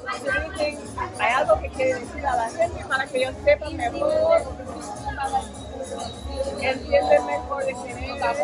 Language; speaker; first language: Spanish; non-native, learner; English